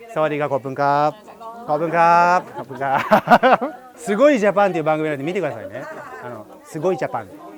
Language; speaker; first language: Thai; non-native, fluent; Japanese